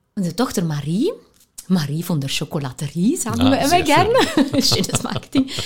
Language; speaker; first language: German; non-native, fluent; Dutch